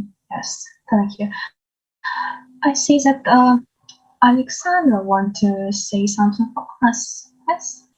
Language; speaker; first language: English; non-native, learner; Ukrainian